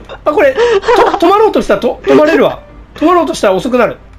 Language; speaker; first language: Japanese; native; Japanese